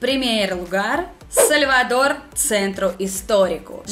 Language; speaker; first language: Portuguese; non-native, learner; Russian